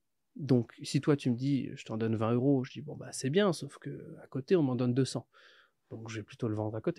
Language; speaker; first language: French; native; French